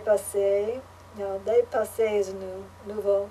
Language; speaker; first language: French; non-native, learner; English